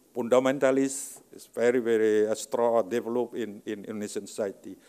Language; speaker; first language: English; non-native, fluent; Indonesian